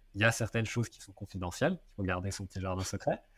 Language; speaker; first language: French; native; French